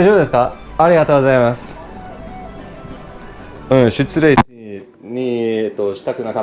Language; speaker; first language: Japanese; non-native, learner; English